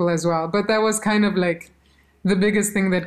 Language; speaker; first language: English; non-native, fluent; Albanian